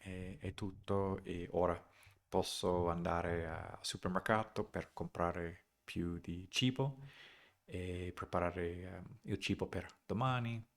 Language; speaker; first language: Italian; non-native, learner; English